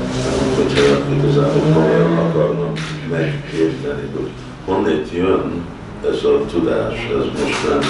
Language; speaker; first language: Hungarian; early bilingual, heritage; Hungarian